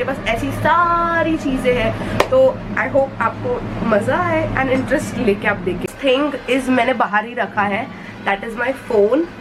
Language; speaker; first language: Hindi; non-native, local second language; Marathi